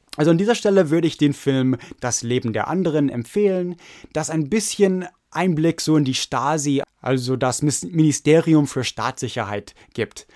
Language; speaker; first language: German; non-native, fluent; English